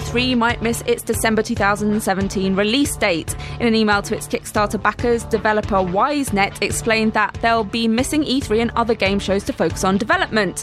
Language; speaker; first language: English; native; English